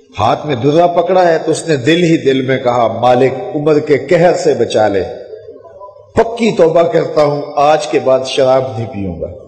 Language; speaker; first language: Urdu; non-native, local second language; Punjabi